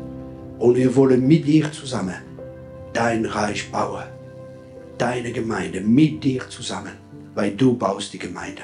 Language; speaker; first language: German; non-native, fluent; French